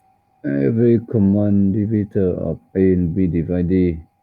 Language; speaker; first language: English; non-native, learner; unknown